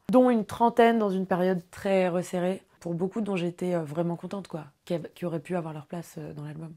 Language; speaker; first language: French; native; French